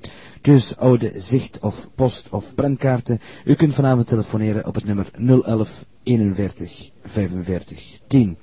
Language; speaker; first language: Dutch; native; Dutch